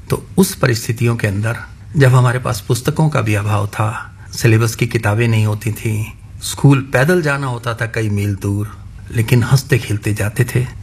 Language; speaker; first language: Hindi; non-native, local second language; Punjabi